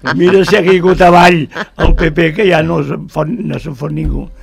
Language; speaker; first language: Catalan; native; Catalan